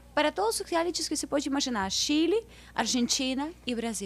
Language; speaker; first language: Portuguese; non-native, fluent; Russian